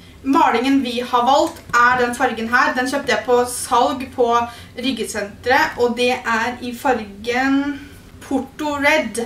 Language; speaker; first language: Norwegian; native; Norwegian